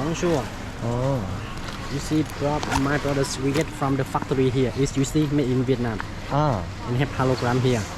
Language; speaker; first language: English; non-native, learner; Vietnamese